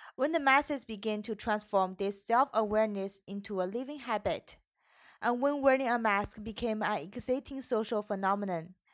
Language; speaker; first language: English; non-native, fluent; Chinese